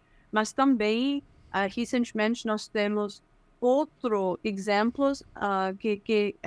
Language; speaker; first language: Portuguese; non-native, fluent; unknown